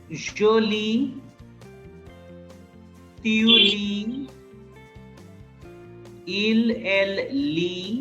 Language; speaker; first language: French; non-native, fluent; Bangla